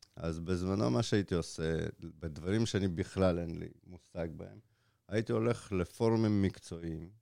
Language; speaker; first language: Hebrew; early bilingual, other home language; Russian